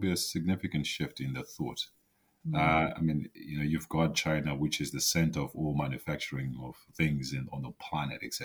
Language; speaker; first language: English; non-native, local second language; Shona